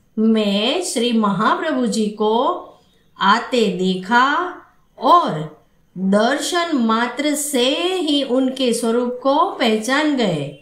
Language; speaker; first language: Hindi; non-native, local second language; Gujarati